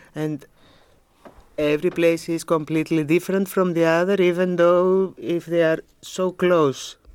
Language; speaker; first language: English; non-native, fluent; Greek